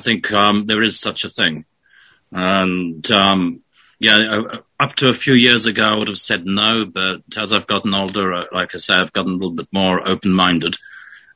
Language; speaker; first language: English; native; English